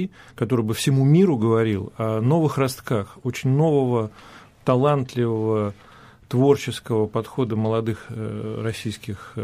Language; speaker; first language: Russian; native; Russian